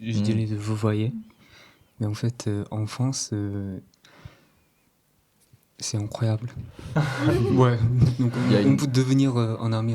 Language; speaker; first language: French; non-native, learner; Korean